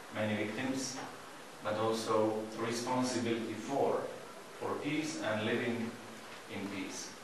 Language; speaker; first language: English; non-native, fluent; Slovak